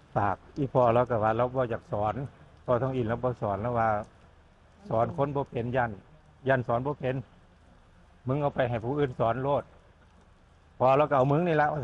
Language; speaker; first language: Thai; native; Thai